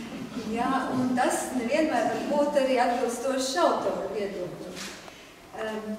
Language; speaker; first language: Latvian; native; Latvian